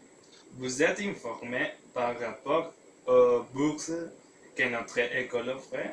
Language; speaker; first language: French; non-native, learner; Spanish